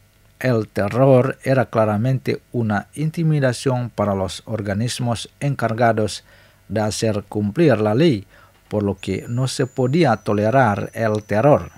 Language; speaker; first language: Spanish; non-native, fluent; Indonesian